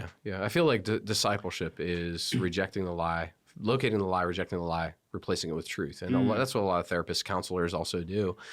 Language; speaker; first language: English; native; English